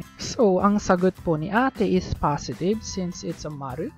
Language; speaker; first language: English; non-native, local second language; Filipino